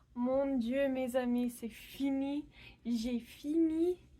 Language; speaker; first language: French; non-native, learner; English